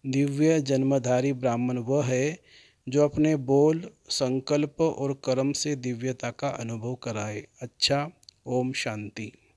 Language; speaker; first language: Hindi; native; Hindi